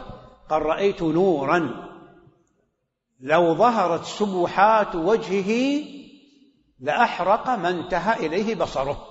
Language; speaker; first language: Arabic; native; Arabic